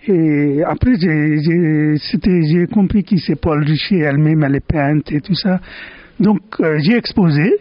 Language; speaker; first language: French; non-native, fluent; Bangla